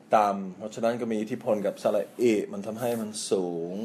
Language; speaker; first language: Thai; non-native, fluent; English